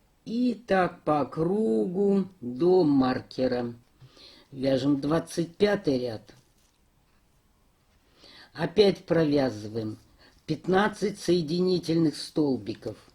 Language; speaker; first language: Russian; native; Russian